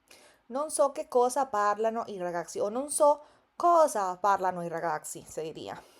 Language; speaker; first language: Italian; non-native, fluent; Spanish